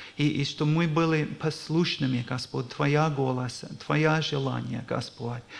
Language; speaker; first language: Russian; non-native, learner; English